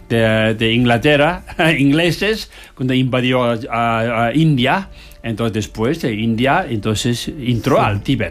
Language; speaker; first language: Spanish; non-native, learner; Tibetan